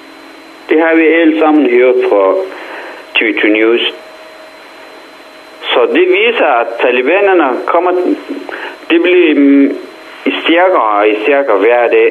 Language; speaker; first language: Danish; non-native, fluent; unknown